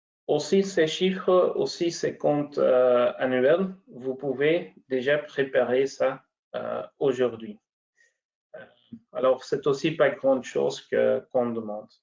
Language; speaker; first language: French; non-native, local second language; Dutch